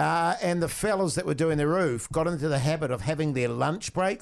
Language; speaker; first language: English; native; English